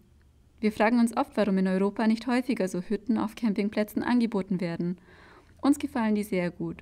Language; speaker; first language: German; native; German